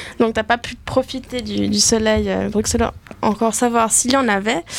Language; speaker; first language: French; native; French